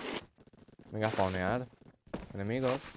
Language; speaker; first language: Spanish; native; Spanish